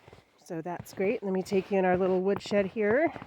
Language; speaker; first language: English; native; English